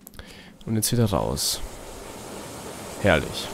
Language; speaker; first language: German; native; German